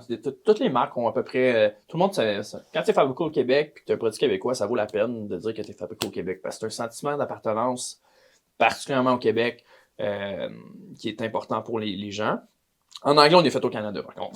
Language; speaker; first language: French; native; French